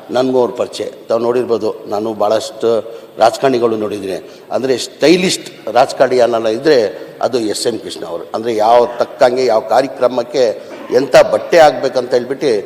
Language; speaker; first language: Kannada; non-native, local second language; Urdu